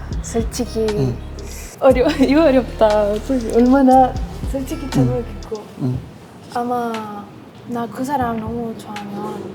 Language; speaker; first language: Korean; non-native, learner; Spanish